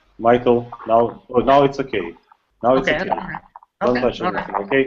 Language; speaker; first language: English; non-native, learner; Russian